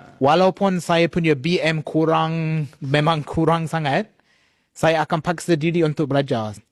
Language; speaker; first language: Malay; non-native, fluent; English